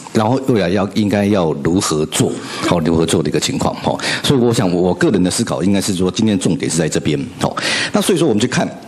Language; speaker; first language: Chinese; native; Chinese